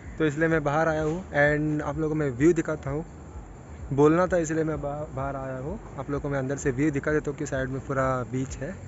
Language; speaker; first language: Hindi; non-native, local second language; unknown